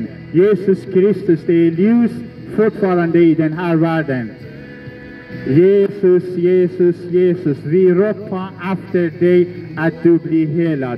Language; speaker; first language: Swedish; non-native, learner; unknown